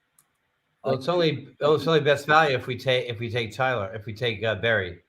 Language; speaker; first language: English; native; English